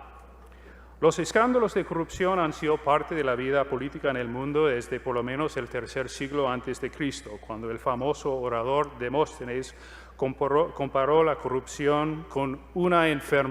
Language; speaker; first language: Spanish; non-native, fluent; English